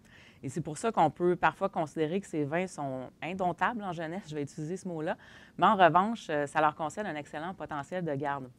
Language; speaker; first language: French; native; French